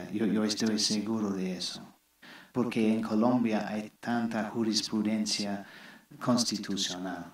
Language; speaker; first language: Spanish; non-native, fluent; English